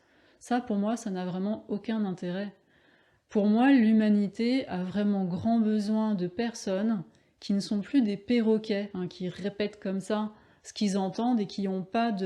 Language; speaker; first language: French; native; French